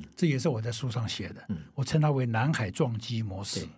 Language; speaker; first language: Chinese; native; Chinese